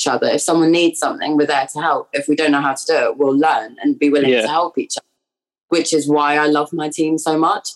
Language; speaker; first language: English; native; English